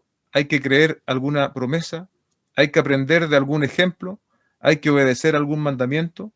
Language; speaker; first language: Spanish; native; Spanish